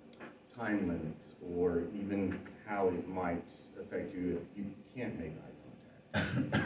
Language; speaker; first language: English; native; English